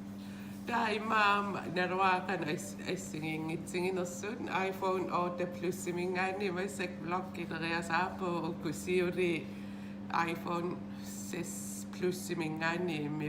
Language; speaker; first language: Danish; non-native, local second language; Kalaallisut